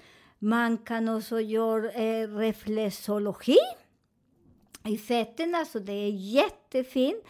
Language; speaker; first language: Swedish; non-native, learner; Spanish